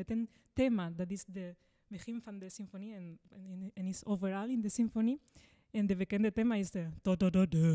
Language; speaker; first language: Dutch; non-native, fluent; Spanish